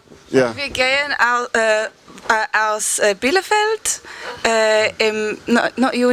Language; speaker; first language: German; non-native, learner; Polish